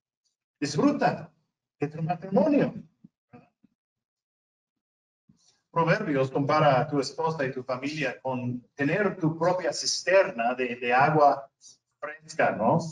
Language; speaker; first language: Spanish; non-native, fluent; English